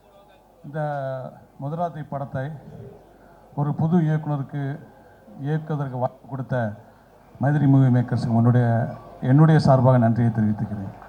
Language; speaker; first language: Tamil; native; Tamil